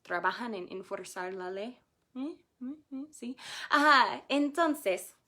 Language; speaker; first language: Spanish; non-native, fluent; English